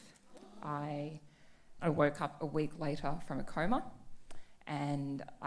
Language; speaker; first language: English; native; English